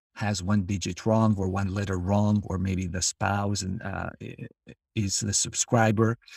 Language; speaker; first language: English; non-native, fluent; Albanian